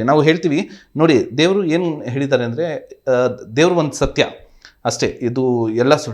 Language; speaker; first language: Kannada; non-native, local second language; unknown